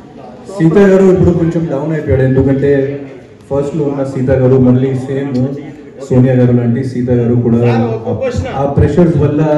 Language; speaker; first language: Telugu; non-native, fluent; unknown